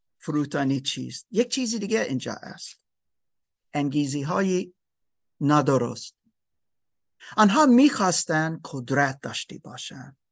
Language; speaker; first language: Persian; non-native, learner; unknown